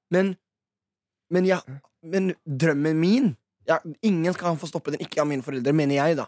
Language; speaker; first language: Norwegian; early bilingual, other home language; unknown